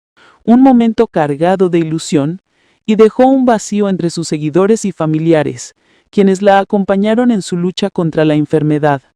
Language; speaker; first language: Spanish; native; Spanish